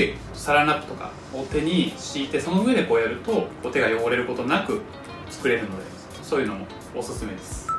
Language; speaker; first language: Japanese; native; Japanese